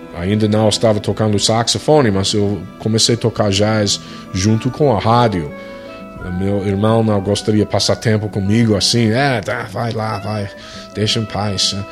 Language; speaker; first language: Portuguese; non-native, fluent; English